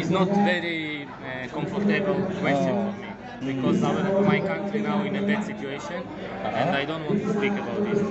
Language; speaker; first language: English; non-native, fluent; Ukrainian